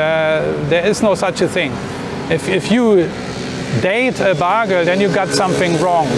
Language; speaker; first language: English; non-native, fluent; German